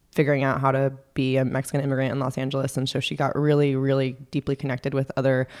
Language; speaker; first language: English; native; English